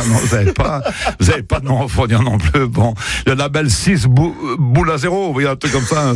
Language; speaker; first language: French; native; French